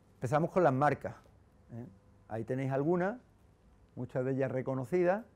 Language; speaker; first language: Spanish; native; Spanish